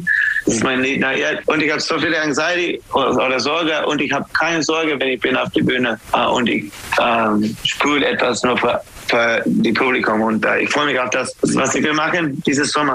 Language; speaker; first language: German; non-native, fluent; English